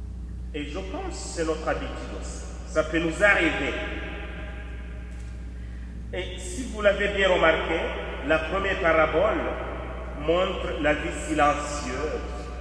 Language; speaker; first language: French; native; French